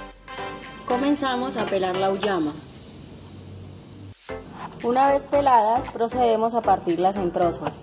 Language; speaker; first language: Spanish; native; Spanish